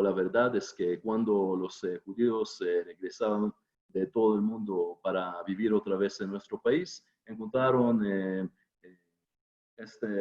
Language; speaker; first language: Spanish; non-native, fluent; Hebrew